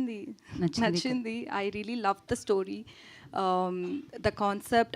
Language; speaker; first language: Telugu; non-native, learner; Tamil